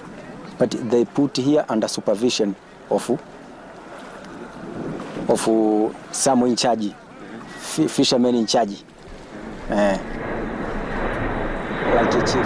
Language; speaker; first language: English; non-native, local second language; Swahili